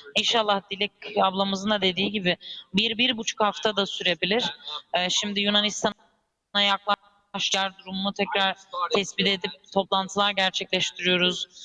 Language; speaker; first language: Turkish; early bilingual, heritage; Turkish